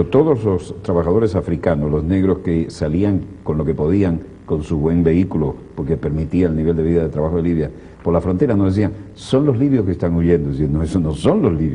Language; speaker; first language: Spanish; native; Spanish